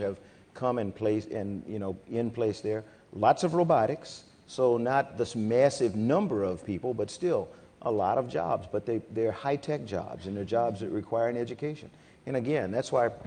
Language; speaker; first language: English; native; English